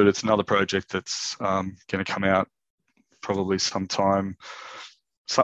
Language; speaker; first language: English; native; English